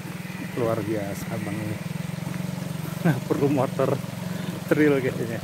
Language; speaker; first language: Indonesian; native; Indonesian